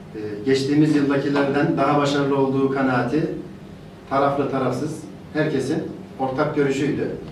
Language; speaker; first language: Turkish; native; Turkish